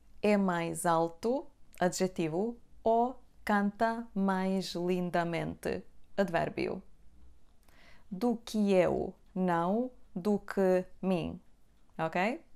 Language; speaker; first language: Portuguese; non-native, fluent; Serbian